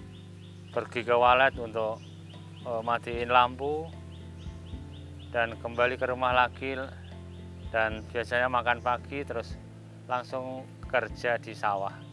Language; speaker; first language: Indonesian; non-native, local second language; Javanese